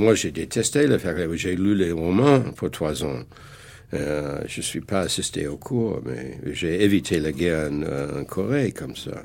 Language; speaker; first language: French; non-native, fluent; English